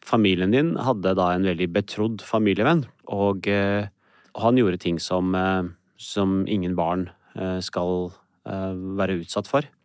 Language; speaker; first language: Norwegian; early bilingual, other home language; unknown